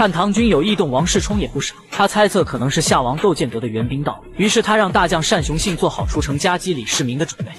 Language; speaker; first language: Chinese; native; Chinese